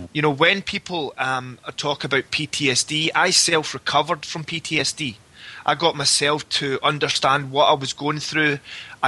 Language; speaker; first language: English; native; English